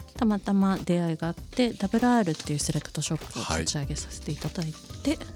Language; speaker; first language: Japanese; native; Japanese